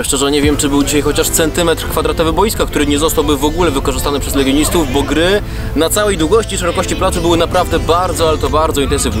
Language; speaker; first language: Polish; native; Polish